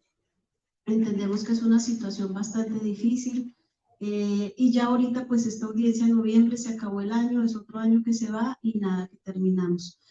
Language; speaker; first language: Spanish; native; Spanish